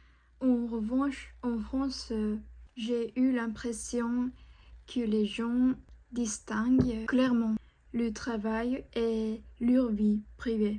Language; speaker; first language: French; non-native, fluent; Japanese